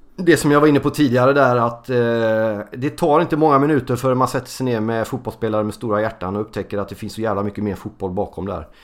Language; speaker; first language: Swedish; native; Swedish